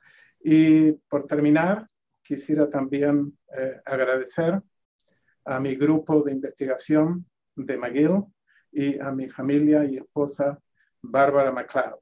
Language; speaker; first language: Spanish; non-native, fluent; English